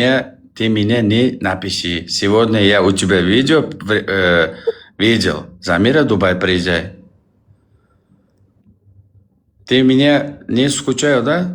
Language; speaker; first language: Russian; non-native, learner; Uzbek